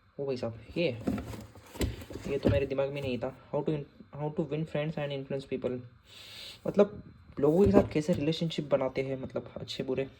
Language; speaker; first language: Hindi; non-native, local second language; Marathi